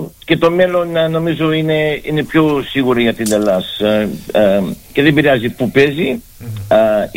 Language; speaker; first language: Greek; early bilingual, heritage; Greek